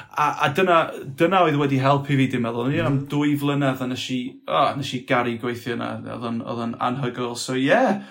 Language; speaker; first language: Welsh; non-native, local second language; English